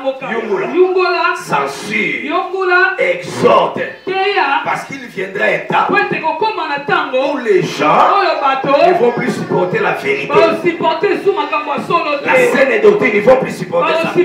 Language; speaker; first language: French; non-native, local second language; Lingala